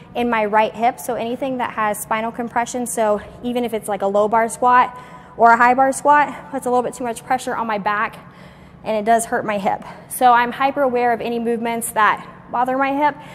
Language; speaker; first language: English; native; English